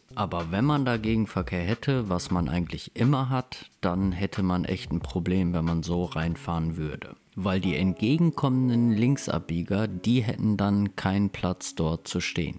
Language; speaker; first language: German; native; German